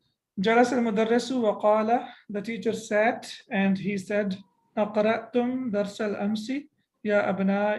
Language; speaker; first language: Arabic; non-native, fluent; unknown